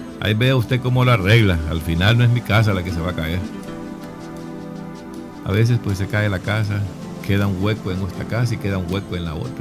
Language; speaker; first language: Spanish; native; Spanish